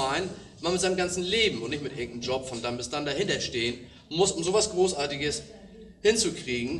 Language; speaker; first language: German; native; German